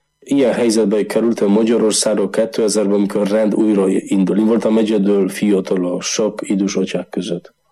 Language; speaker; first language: Hungarian; non-native, learner; Polish